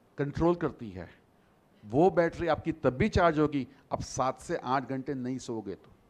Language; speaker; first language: Hindi; non-native, local second language; Gujarati